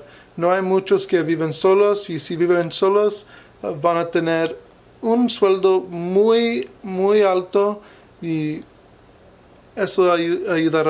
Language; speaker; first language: Spanish; non-native, fluent; English